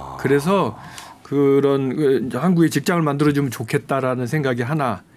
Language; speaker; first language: Korean; native; Korean